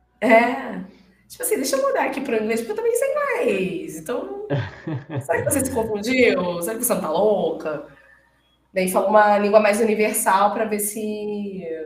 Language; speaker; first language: Portuguese; native; Portuguese